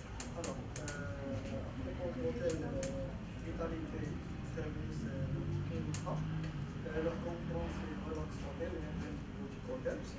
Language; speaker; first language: French; non-native, local second language; Arabic